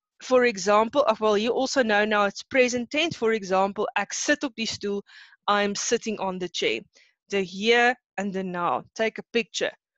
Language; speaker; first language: English; non-native, local second language; Afrikaans